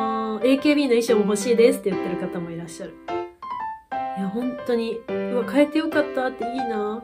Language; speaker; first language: Japanese; native; Japanese